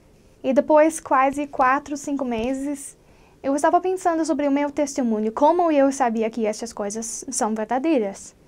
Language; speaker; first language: Portuguese; non-native, fluent; English